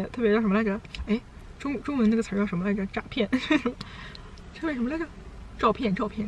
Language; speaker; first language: Chinese; early bilingual, heritage; Chinese